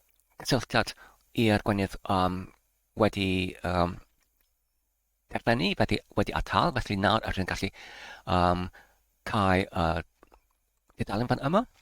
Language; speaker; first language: Welsh; non-native, learner; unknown